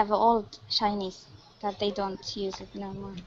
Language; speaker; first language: English; non-native, learner; Arabic